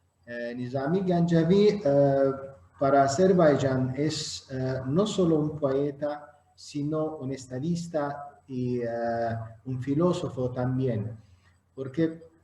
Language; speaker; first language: Spanish; non-native, fluent; Azerbaijani